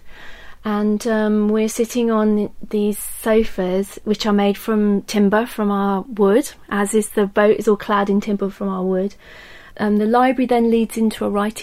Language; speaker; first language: English; native; English